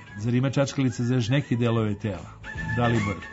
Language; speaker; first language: Croatian; native; Croatian